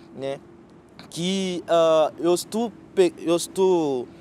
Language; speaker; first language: Portuguese; non-native, fluent; Haitian Creole